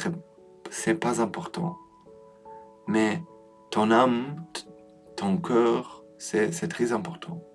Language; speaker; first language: French; non-native, learner; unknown